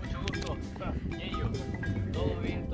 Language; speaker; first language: Spanish; native; Spanish